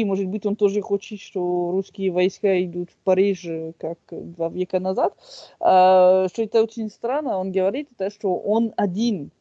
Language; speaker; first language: Russian; non-native, fluent; French